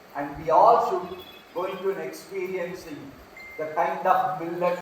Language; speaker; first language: English; non-native, local second language; Tamil